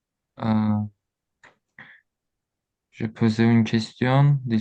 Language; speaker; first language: French; non-native, learner; Azerbaijani